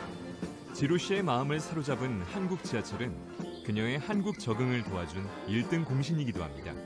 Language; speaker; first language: Korean; native; Korean